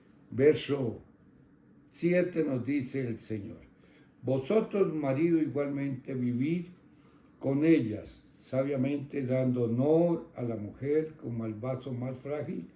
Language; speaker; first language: Spanish; native; Spanish